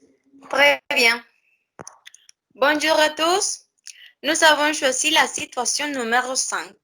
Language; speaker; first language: French; non-native, learner; Spanish